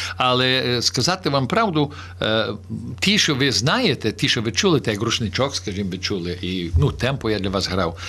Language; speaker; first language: Ukrainian; early bilingual, heritage; Ukrainian